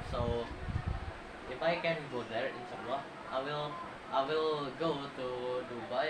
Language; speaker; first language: English; non-native, learner; Indonesian